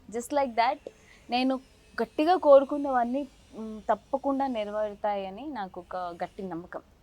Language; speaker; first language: Telugu; native; Telugu